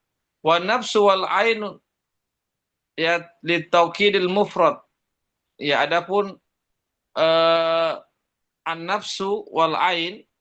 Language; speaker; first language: Arabic; non-native, fluent; Indonesian